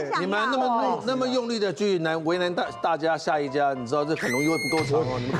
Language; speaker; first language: Chinese; native; Chinese